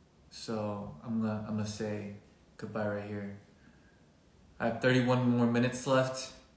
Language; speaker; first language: English; early bilingual, other home language; Korean